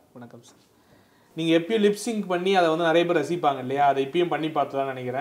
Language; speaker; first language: Tamil; native; Tamil